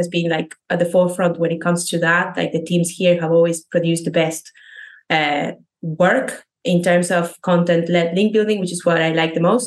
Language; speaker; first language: English; non-native, fluent; Spanish